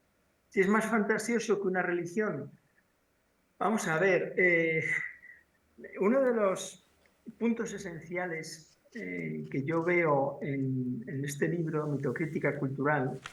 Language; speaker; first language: Spanish; native; Spanish